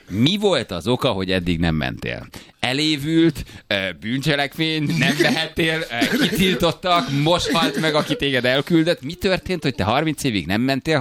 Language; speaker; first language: Hungarian; native; Hungarian